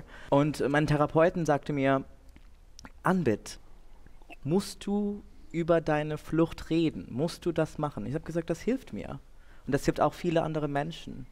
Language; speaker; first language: German; non-native, fluent; Bangla